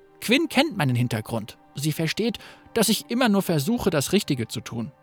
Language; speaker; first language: German; native; German